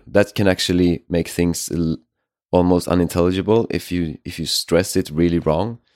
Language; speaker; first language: English; non-native, fluent; Swedish